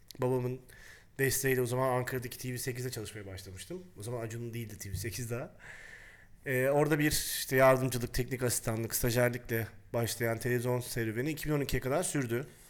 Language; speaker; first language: Turkish; native; Turkish